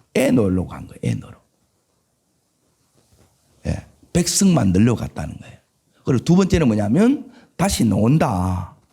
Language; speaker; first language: Korean; native; Korean